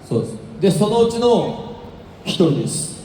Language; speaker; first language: Japanese; native; Japanese